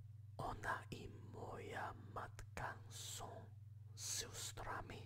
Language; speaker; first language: Polish; non-native, learner; English